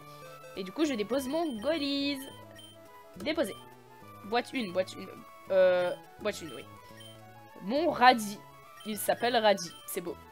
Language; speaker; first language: French; native; French